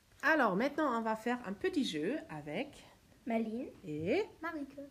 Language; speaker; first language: French; non-native, fluent; German